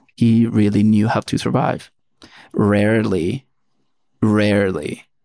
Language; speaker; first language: English; early bilingual, other home language; Spanish